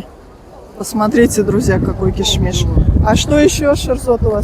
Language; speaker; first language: Russian; native; Russian